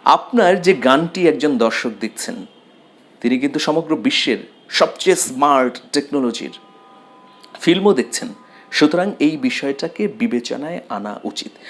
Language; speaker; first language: Bangla; native; Bangla